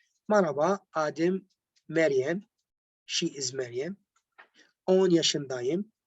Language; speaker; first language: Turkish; non-native, learner; Arabic